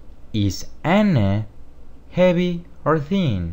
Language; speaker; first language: English; non-native, fluent; Spanish